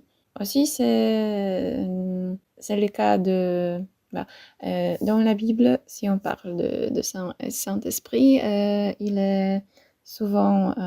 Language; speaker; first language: French; non-native, fluent; Polish